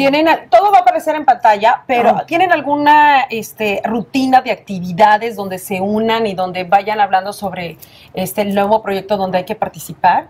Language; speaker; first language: Spanish; native; Spanish